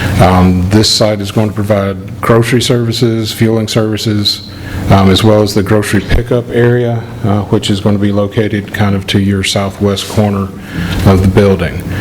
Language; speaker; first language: English; native; English